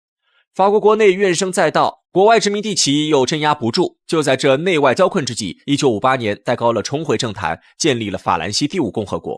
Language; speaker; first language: Chinese; native; Chinese